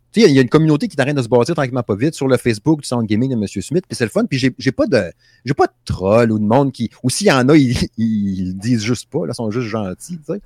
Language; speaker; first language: French; native; French